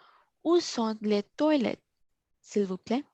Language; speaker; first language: French; non-native, learner; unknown